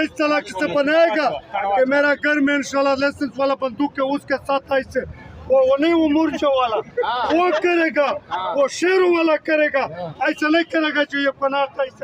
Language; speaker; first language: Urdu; non-native, local second language; Pashto